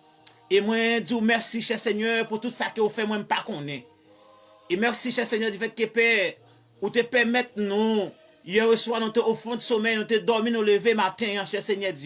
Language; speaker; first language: French; non-native, learner; Haitian Creole